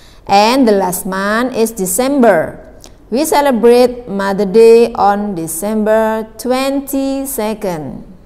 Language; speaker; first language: English; non-native, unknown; Javanese